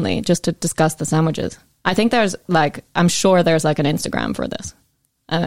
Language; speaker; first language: English; native; English